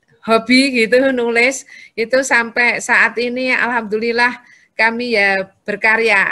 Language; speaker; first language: Indonesian; native; Indonesian